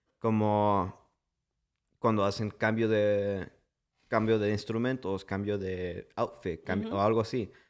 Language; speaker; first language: Spanish; early bilingual, heritage; English